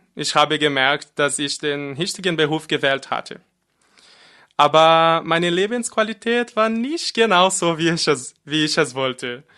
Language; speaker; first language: German; non-native, fluent; Portuguese